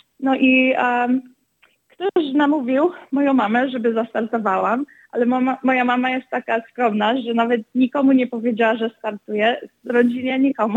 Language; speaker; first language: Polish; early bilingual, other home language; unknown